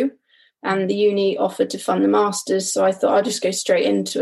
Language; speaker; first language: English; native; English